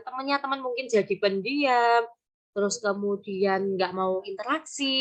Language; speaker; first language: Indonesian; native; Indonesian